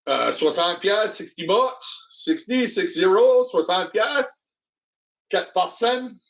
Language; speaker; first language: French; non-native, learner; English